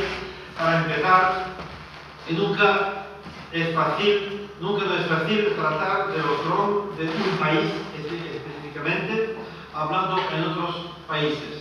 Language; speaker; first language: Spanish; non-native, fluent; French